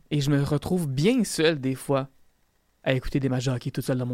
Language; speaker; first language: French; native; French